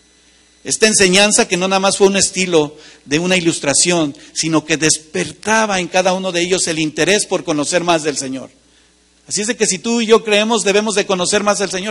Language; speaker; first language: Spanish; native; Spanish